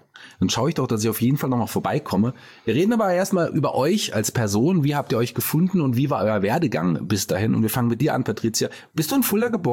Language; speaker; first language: German; native; German